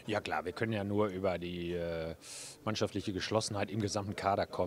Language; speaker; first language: German; native; German